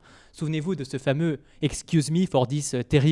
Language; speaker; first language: French; native; French